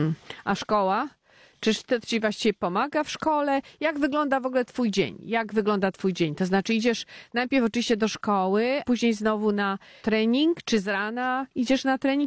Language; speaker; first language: Polish; native; Polish